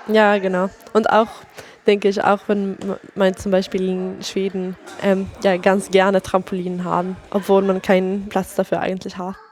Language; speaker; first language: German; non-native, fluent; Swedish